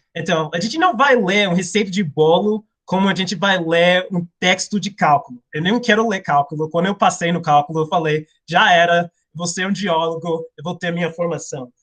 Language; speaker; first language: Portuguese; non-native, fluent; English